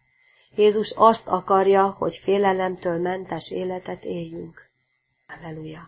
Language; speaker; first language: Hungarian; native; Hungarian